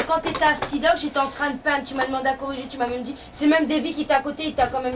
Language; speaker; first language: French; native; French